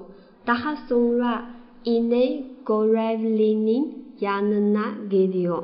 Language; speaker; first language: Turkish; non-native, fluent; Chinese